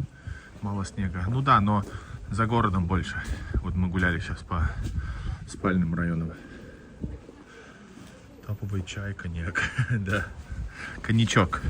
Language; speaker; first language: Russian; early bilingual, heritage; Russian